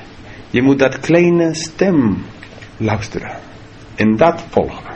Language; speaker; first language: Dutch; non-native, fluent; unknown